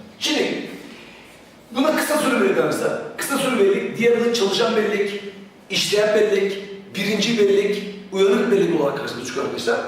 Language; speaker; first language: Turkish; native; Turkish